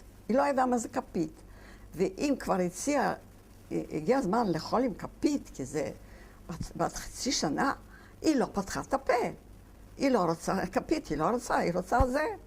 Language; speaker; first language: Hebrew; non-native, fluent; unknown